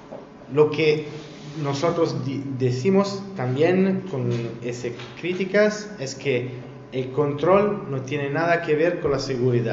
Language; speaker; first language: Spanish; non-native, learner; Italian